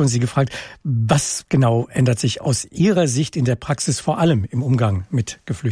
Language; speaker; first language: German; native; German